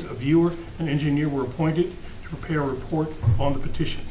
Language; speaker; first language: English; native; English